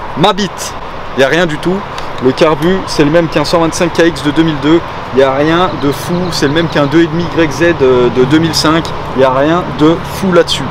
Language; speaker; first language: French; native; French